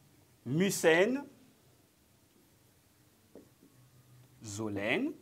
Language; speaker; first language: German; non-native, learner; French